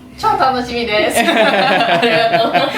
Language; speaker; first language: Japanese; non-native, fluent; Korean